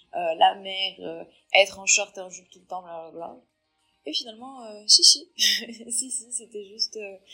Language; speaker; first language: French; non-native, local second language; Arabic